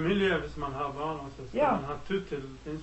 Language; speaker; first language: Danish; non-native, learner; Arabic